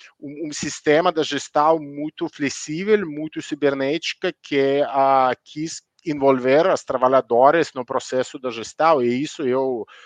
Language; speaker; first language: Portuguese; non-native, learner; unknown